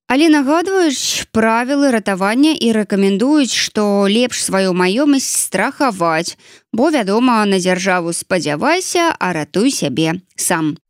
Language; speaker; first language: Belarusian; native; Belarusian